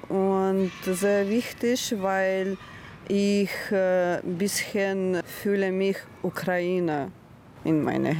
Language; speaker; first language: German; non-native, learner; Ukrainian